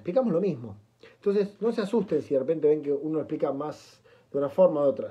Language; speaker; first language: Spanish; native; Spanish